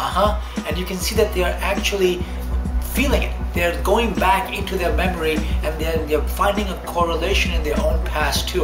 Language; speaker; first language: English; native; English